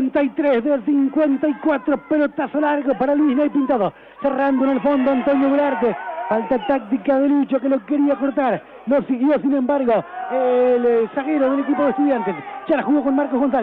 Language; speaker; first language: Spanish; native; Spanish